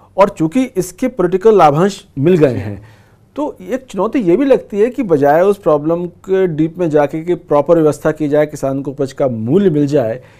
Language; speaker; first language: Hindi; native; Hindi